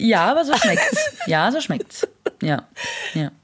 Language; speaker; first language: German; native; German